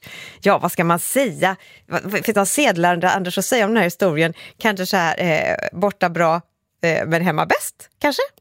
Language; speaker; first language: Swedish; native; Swedish